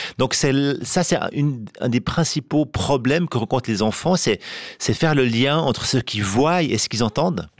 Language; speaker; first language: French; native; French